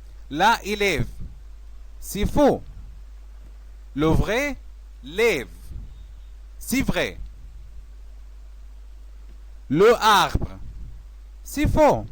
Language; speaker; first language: French; non-native, fluent; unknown